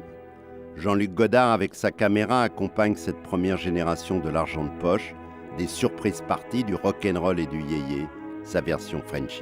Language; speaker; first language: French; native; French